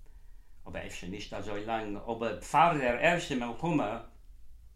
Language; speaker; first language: German; non-native, learner; Yiddish